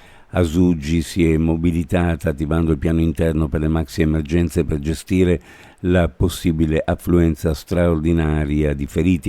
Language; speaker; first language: Italian; native; Italian